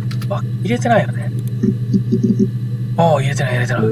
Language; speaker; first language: Japanese; native; Japanese